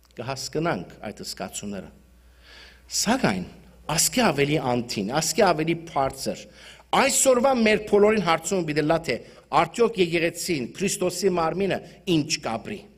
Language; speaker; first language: Armenian; early bilingual, heritage; Armenian